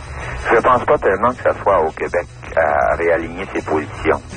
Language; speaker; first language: French; native; French